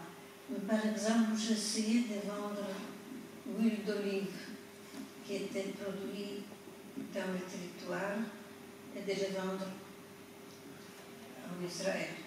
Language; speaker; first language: French; non-native, fluent; Polish